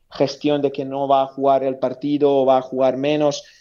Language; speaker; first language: Spanish; non-native, fluent; Serbian